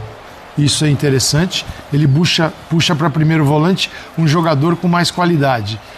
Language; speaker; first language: Portuguese; native; Portuguese